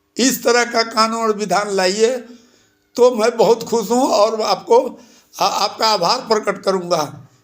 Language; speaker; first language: Hindi; native; Hindi